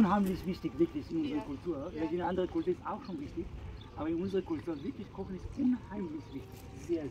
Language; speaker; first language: German; non-native, learner; Persian